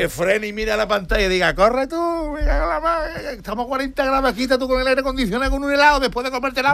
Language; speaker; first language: Spanish; native; Spanish